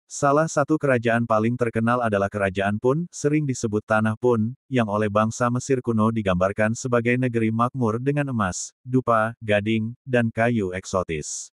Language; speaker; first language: Indonesian; native; Indonesian